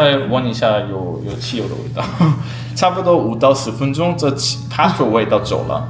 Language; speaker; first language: Chinese; non-native, fluent; Korean